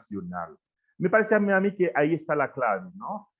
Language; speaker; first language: Spanish; non-native, fluent; Haitian Creole